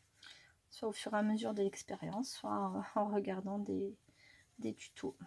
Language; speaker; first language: French; native; French